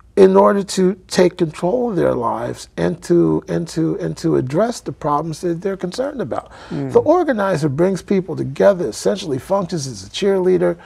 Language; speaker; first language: English; native; English